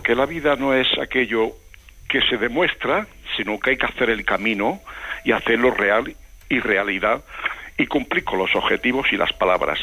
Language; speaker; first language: Spanish; native; Spanish